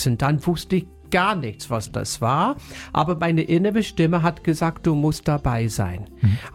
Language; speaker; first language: German; non-native, fluent; English